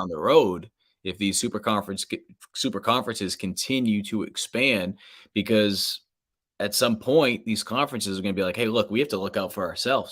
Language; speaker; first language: English; native; English